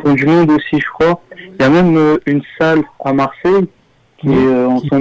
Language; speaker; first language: French; early bilingual, other home language; Armenian